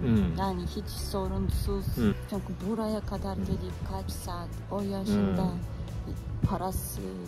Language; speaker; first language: Turkish; non-native, learner; Russian